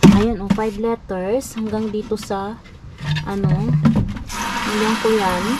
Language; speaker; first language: Filipino; non-native, local second language; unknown